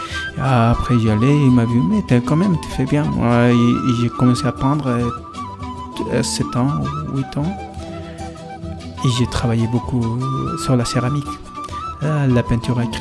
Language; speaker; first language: French; non-native, learner; Spanish